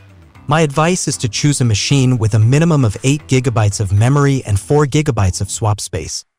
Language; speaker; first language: English; non-native, fluent; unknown